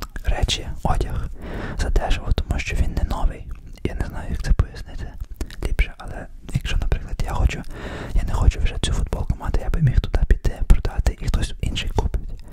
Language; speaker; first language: Ukrainian; early bilingual, heritage; Ukrainian